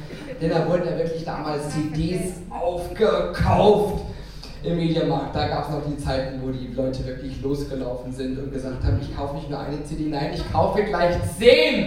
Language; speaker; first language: German; native; German